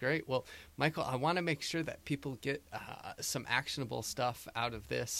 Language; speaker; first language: English; native; English